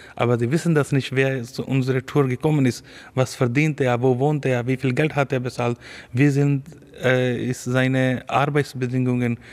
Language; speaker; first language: German; non-native, fluent; Urdu